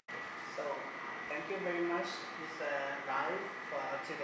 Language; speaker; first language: English; non-native, fluent; Thai